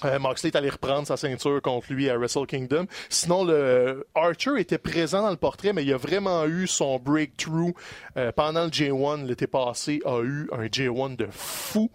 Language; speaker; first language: French; native; French